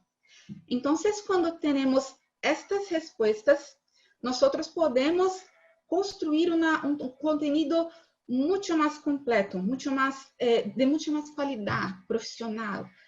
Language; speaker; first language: Spanish; non-native, learner; Portuguese